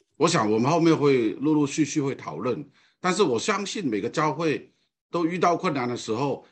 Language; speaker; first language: Chinese; non-native, fluent; Cantonese